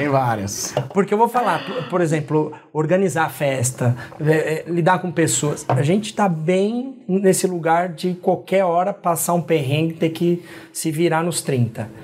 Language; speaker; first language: Portuguese; native; Portuguese